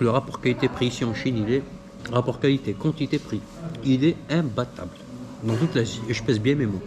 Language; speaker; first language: French; native; French